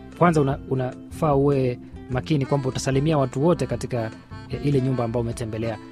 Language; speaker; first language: Swahili; native; Swahili